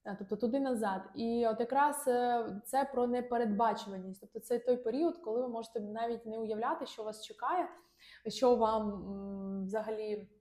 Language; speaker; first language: Ukrainian; non-native, local second language; Russian